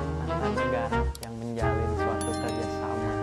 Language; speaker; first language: Indonesian; native; Indonesian